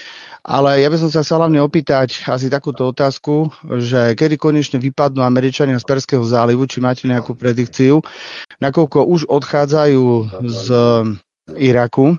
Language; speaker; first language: Slovak; native; Slovak